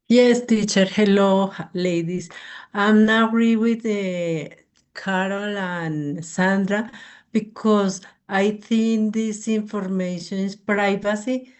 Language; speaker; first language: English; non-native, learner; Spanish